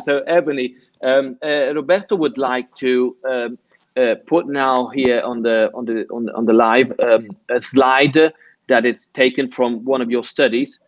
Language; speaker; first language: English; non-native, fluent; Italian